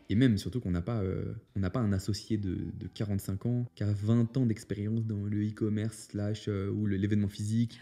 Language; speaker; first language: French; native; French